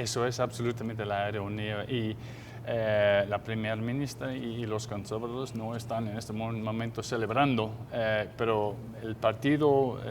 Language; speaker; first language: Spanish; non-native, fluent; English